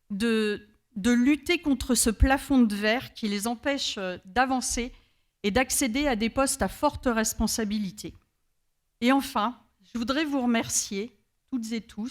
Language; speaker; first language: French; native; French